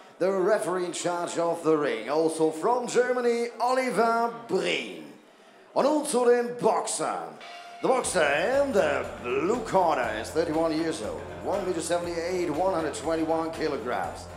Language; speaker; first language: English; non-native, fluent; German